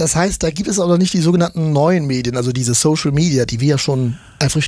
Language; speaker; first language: German; native; German